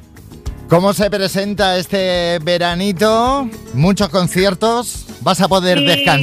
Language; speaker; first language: Spanish; native; Spanish